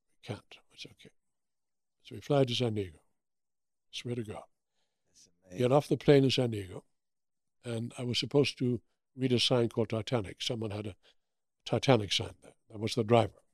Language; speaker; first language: English; early bilingual, other home language; German